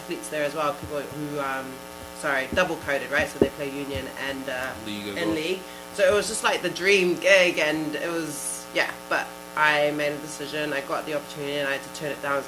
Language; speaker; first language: English; native; English